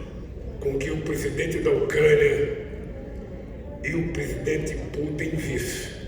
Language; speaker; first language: Portuguese; native; Portuguese